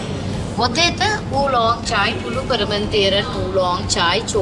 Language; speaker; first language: Russian; non-native, learner; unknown